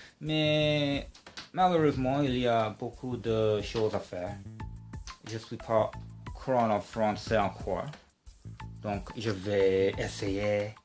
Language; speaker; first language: French; non-native, learner; English